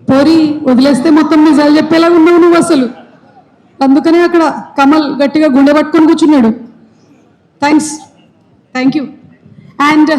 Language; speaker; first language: Telugu; native; Telugu